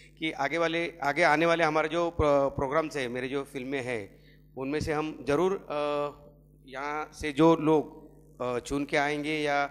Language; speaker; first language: Hindi; non-native, local second language; Marathi